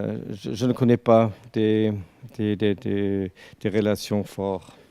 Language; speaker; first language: French; non-native, learner; German